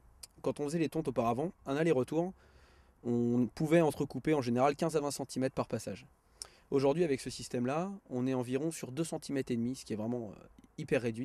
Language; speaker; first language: French; native; French